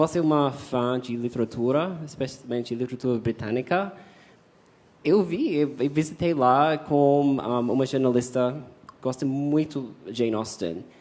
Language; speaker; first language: Portuguese; non-native, fluent; English